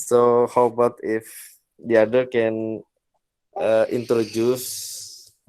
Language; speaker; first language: English; non-native, learner; Indonesian